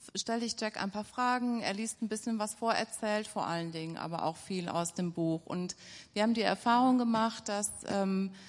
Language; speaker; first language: German; native; German